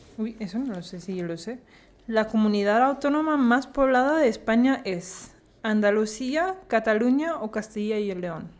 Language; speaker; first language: Spanish; non-native, fluent; Danish